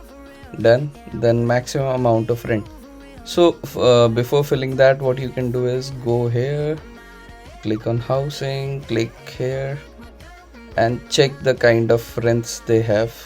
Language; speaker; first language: English; non-native, local second language; Hindi